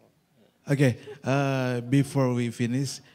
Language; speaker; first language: English; non-native, local second language; Indonesian